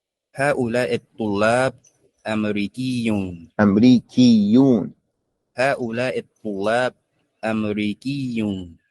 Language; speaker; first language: Arabic; non-native, learner; English